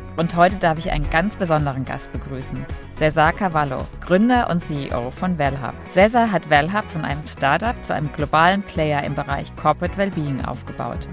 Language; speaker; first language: German; native; German